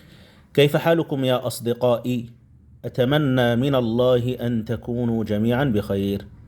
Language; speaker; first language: Arabic; non-native, fluent; Indonesian